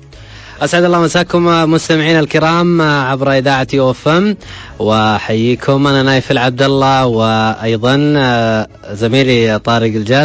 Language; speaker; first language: Arabic; native; Arabic